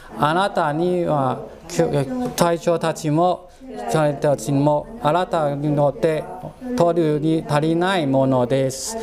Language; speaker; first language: Japanese; non-native, fluent; Cantonese